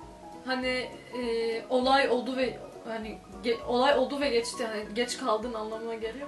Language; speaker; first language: Turkish; non-native, fluent; Arabic